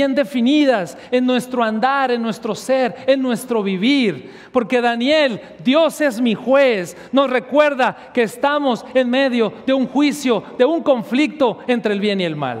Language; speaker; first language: Spanish; native; Spanish